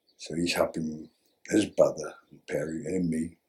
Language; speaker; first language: English; native; English